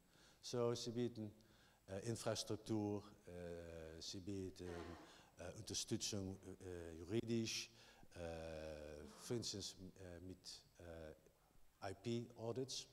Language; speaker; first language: German; non-native, learner; Dutch